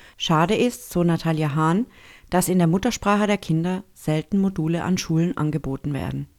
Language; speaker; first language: German; native; German